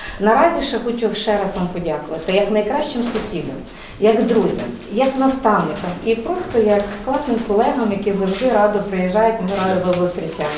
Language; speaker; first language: Ukrainian; native; Ukrainian